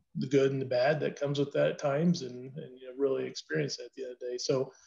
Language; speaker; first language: English; native; English